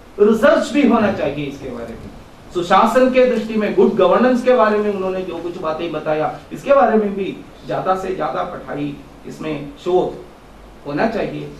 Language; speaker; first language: Hindi; non-native, local second language; Malayalam